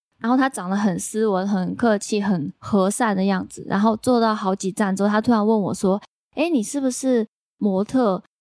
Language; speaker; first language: Chinese; non-native, local second language; Cantonese